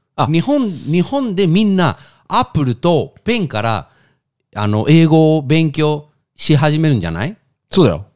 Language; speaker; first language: Japanese; non-native, fluent; Spanish